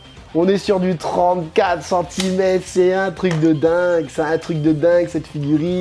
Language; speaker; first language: French; native; French